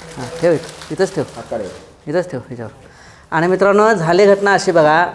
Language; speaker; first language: Marathi; native; Marathi